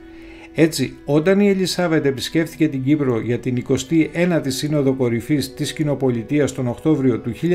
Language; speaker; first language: Greek; native; Greek